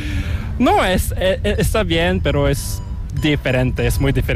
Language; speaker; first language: Spanish; non-native, fluent; Korean